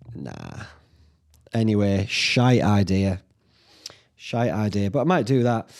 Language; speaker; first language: English; native; English